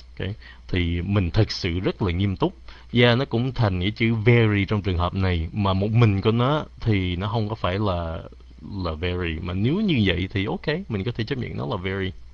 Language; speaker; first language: Vietnamese; early bilingual, heritage; Vietnamese